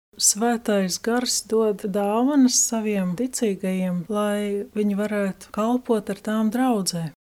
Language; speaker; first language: Latvian; native; Latvian